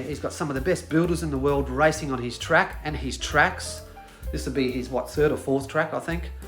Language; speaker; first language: English; native; English